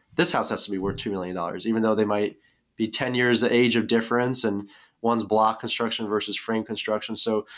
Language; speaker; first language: English; native; English